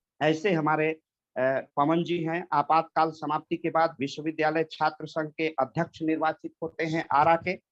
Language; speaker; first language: Hindi; non-native, local second language; Bhojpuri